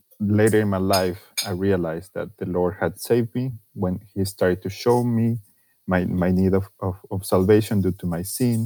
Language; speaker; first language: English; non-native, fluent; Spanish